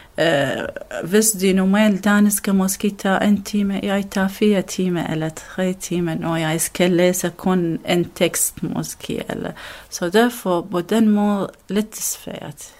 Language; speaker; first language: Danish; non-native, learner; Arabic